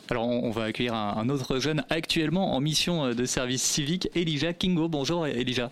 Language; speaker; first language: French; native; French